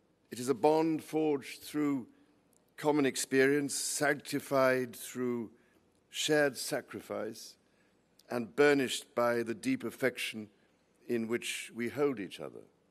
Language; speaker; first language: English; native; English